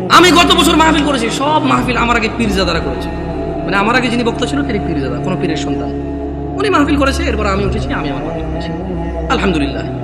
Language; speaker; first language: Bangla; early bilingual, heritage; Bangla